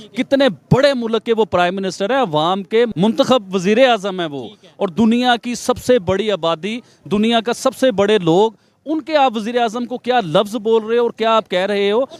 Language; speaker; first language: Urdu; non-native, local second language; Punjabi